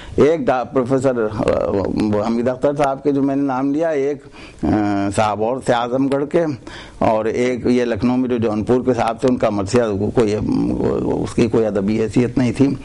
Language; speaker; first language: Urdu; native; Urdu